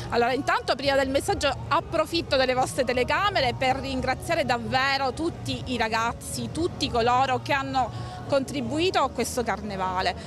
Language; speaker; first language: Italian; native; Italian